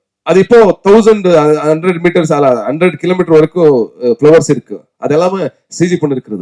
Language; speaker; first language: Tamil; non-native, learner; Kannada